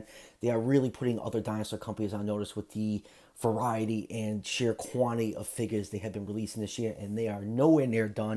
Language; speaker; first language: English; native; English